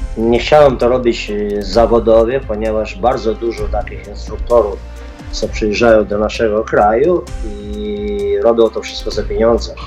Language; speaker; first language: Polish; non-native, fluent; Ukrainian